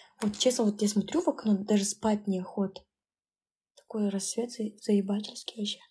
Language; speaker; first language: Russian; native; Russian